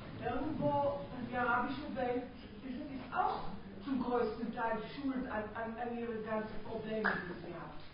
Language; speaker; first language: German; non-native, fluent; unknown